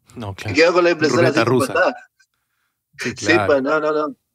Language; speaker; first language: Spanish; native; Spanish